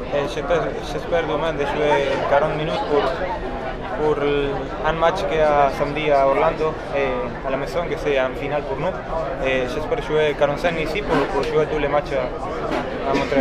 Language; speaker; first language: French; non-native, learner; Spanish